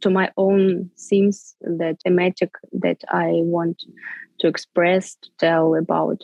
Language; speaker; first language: English; non-native, fluent; Ukrainian